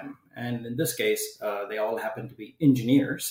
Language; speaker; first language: English; non-native, local second language; Tamil